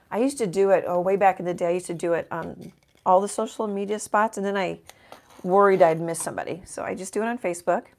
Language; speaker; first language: English; native; English